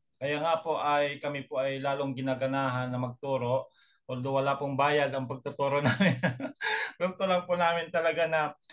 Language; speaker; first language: Filipino; non-native, local second language; Pangasinan